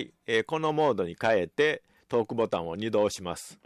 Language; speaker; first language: Japanese; native; Japanese